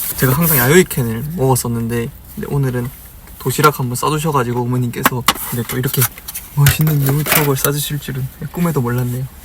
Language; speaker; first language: Korean; native; Korean